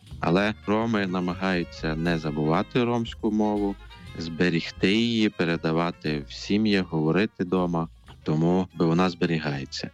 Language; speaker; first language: Ukrainian; non-native, local second language; Romany